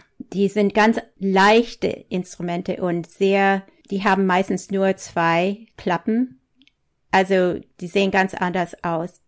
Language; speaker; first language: German; non-native, fluent; English